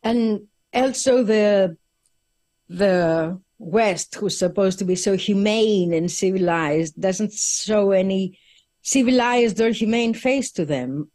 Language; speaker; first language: English; non-native, fluent; Greek